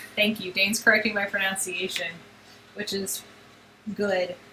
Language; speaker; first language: English; native; English